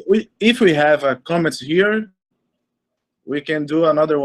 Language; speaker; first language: English; non-native, learner; Portuguese